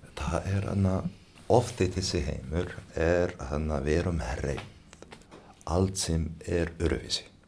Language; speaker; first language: Icelandic; non-native, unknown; Arabic